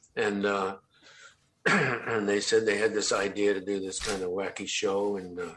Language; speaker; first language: English; native; English